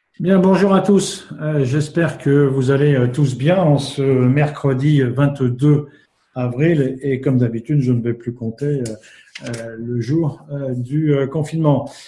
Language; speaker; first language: French; native; French